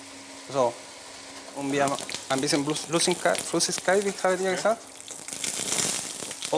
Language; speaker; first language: German; non-native, learner; Spanish